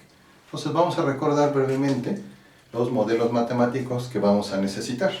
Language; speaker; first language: Spanish; native; Spanish